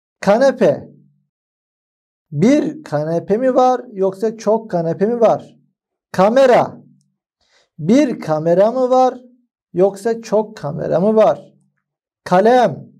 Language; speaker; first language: Turkish; non-native, fluent; Arabic